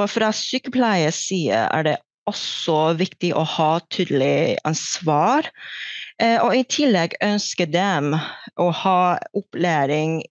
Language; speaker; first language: Norwegian; non-native, fluent; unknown